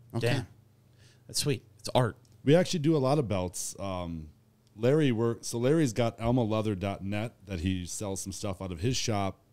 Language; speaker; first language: English; native; English